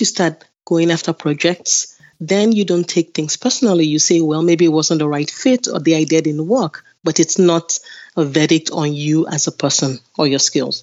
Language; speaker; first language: English; non-native, local second language; Yoruba